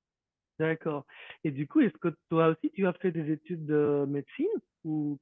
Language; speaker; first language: French; non-native, fluent; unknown